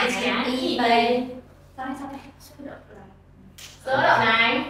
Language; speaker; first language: Chinese; non-native, fluent; Vietnamese